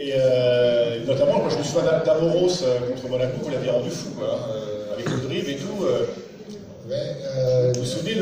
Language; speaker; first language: French; native; French